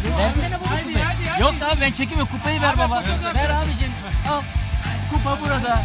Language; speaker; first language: Turkish; native; Turkish